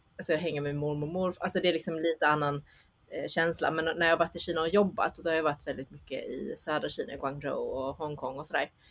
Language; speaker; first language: Swedish; early bilingual, other home language; Chinese